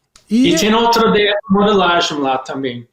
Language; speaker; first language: Portuguese; non-native, learner; English